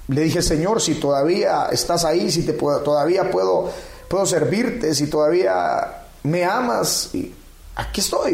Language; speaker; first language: Spanish; native; Spanish